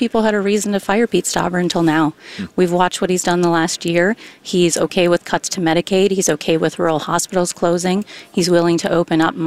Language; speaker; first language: English; native; English